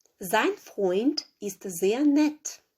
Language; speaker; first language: German; non-native, fluent; Ukrainian